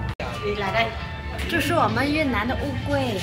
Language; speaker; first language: Chinese; non-native, fluent; Vietnamese